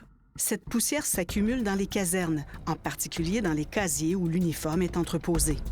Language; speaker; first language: French; native; French